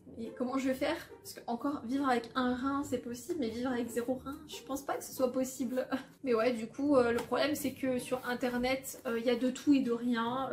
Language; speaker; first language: French; early bilingual, other home language; Polish